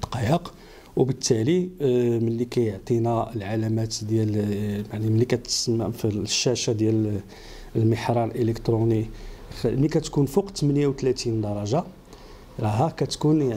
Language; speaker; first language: Arabic; native; Arabic